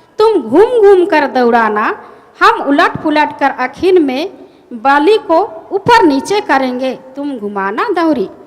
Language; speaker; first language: Hindi; non-native, local second language; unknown